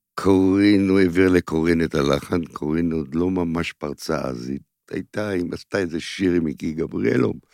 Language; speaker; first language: Hebrew; native; Hebrew